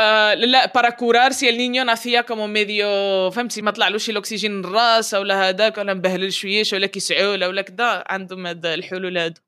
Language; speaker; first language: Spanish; early bilingual, other home language; Arabic